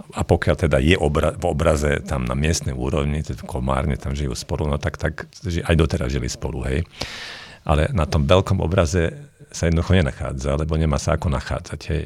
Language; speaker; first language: Slovak; non-native, local second language; Hungarian